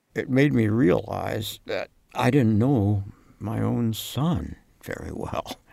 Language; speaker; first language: English; native; English